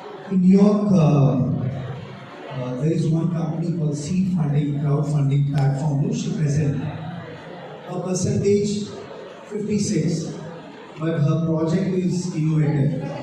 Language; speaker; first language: English; non-native, local second language; Telugu